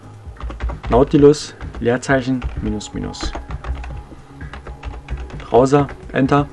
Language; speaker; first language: German; native; German